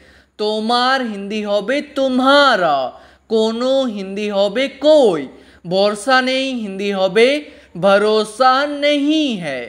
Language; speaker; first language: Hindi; non-native, fluent; Bangla